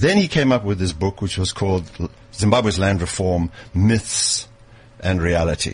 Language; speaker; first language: English; native; English